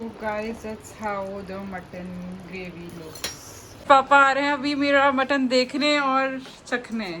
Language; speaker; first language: Hindi; native; Hindi